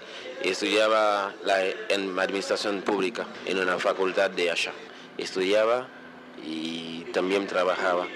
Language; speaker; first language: Spanish; non-native, local second language; Haitian Creole